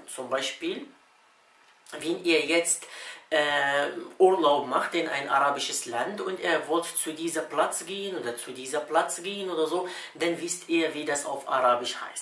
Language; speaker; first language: German; non-native, fluent; Arabic